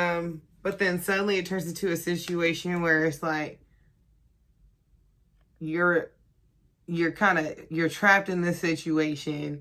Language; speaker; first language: English; native; English